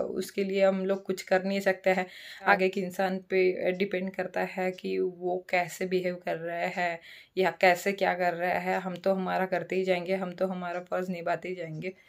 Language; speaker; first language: Hindi; non-native, local second language; Marathi